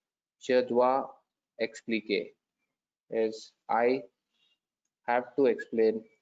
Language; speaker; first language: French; non-native, learner; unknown